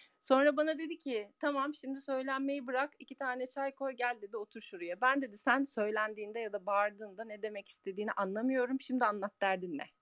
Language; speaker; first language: Turkish; early bilingual, heritage; Turkish